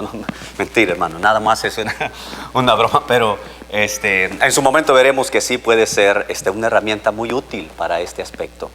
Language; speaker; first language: Spanish; native; Spanish